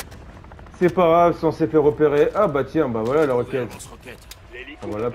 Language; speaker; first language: French; native; French